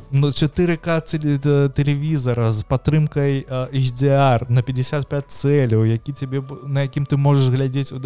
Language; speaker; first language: Belarusian; non-native, local second language; Russian